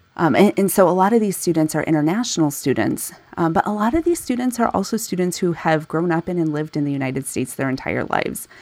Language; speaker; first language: English; native; English